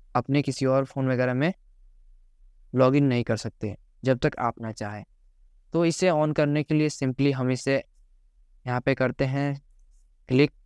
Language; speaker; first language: Hindi; native; Hindi